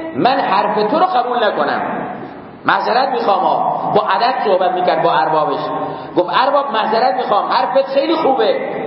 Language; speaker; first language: Persian; non-native, local second language; Baluchi